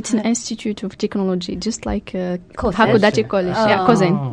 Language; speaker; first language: English; non-native, fluent; Arabic